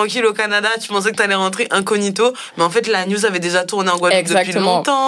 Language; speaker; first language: French; native; French